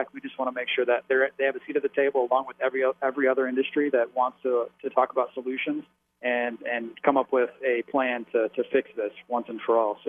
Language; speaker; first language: English; native; English